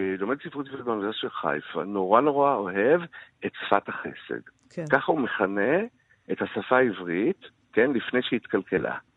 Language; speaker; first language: Hebrew; early bilingual, other home language; Arabic